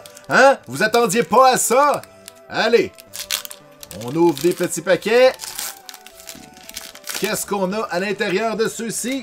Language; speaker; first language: French; native; French